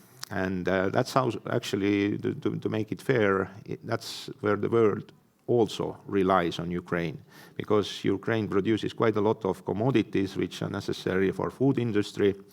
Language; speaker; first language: English; non-native, fluent; Estonian